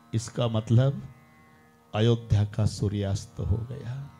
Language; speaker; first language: Hindi; non-native, local second language; Marathi